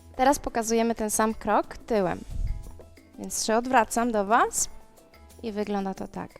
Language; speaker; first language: Polish; non-native, fluent; Spanish